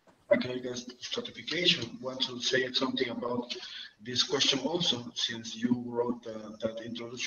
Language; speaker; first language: English; non-native, fluent; Spanish